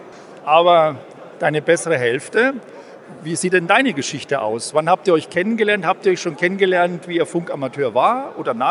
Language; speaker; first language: German; native; German